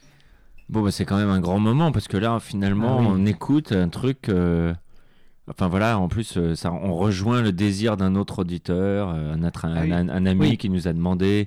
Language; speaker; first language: French; native; French